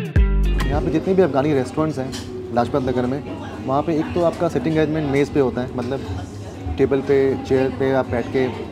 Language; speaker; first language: Hindi; native; Hindi